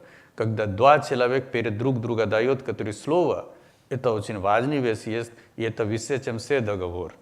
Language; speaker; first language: Russian; non-native, learner; Hindi